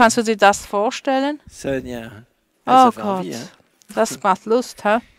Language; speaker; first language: German; non-native, fluent; French